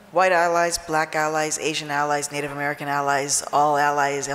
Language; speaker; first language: English; early bilingual, other home language; Spanish